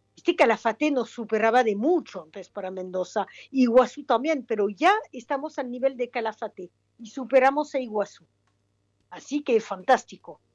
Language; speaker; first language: Spanish; non-native, fluent; French